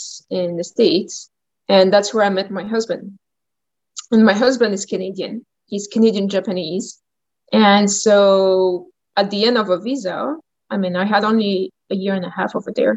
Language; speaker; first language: English; non-native, fluent; French